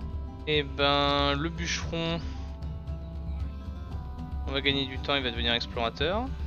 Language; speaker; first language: French; native; French